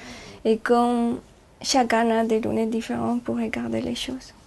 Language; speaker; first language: French; non-native, fluent; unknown